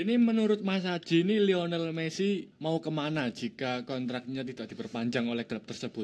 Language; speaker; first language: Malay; non-native, local second language; Javanese